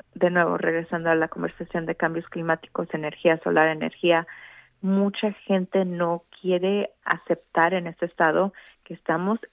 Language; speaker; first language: Spanish; native; Spanish